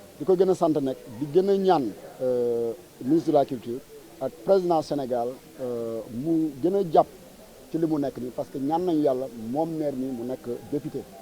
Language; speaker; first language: Wolof; non-native, local second language; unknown